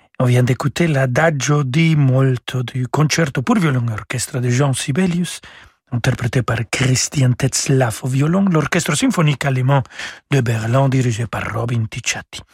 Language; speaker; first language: French; non-native, fluent; Spanish